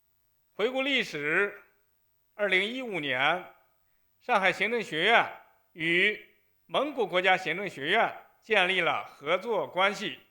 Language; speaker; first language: Chinese; native; Chinese